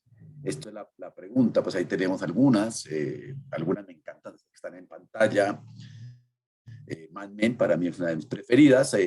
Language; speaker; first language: Spanish; native; Spanish